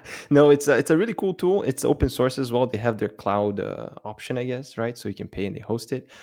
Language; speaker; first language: English; non-native, fluent; Portuguese